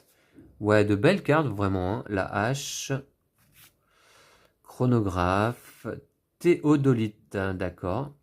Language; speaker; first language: French; native; French